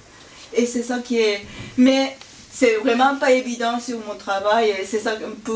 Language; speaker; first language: French; non-native, fluent; Japanese